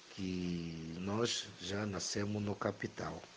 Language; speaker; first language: Portuguese; non-native, fluent; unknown